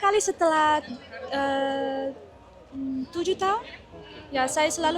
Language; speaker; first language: Indonesian; early bilingual, heritage; Indonesian